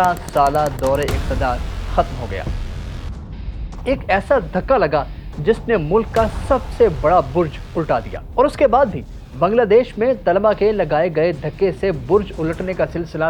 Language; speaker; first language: Urdu; native; Urdu